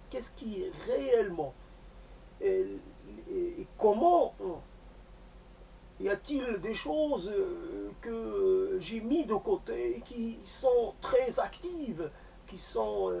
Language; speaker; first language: French; native; French